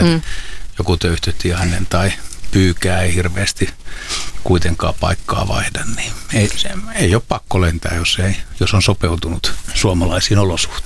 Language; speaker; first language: Finnish; native; Finnish